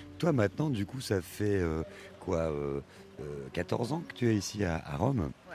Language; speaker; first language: French; native; French